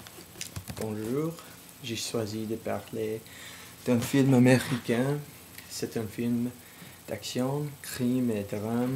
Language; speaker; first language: French; non-native, learner; English